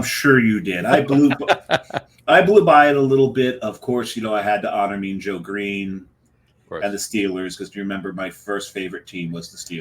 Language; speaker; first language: English; native; English